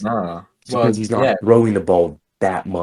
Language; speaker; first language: English; native; English